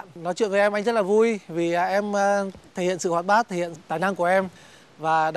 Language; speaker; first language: Vietnamese; native; Vietnamese